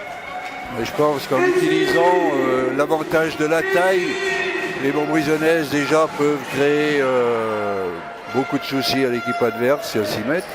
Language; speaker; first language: French; native; French